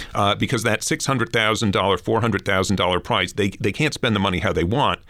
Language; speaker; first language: English; native; English